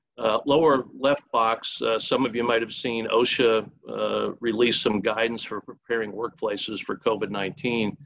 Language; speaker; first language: English; native; English